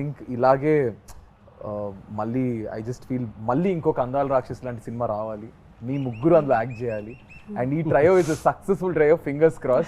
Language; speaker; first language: Telugu; native; Telugu